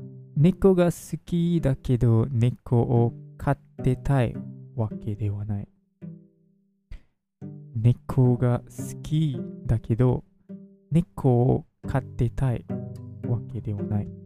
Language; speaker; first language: Japanese; non-native, fluent; English